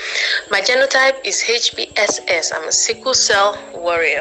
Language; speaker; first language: English; non-native, local second language; Igbo